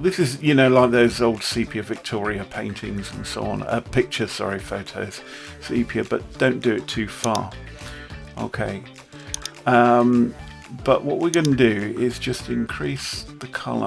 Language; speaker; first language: English; native; English